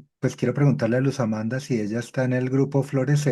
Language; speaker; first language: Spanish; native; Spanish